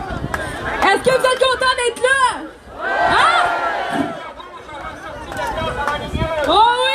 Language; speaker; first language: French; native; French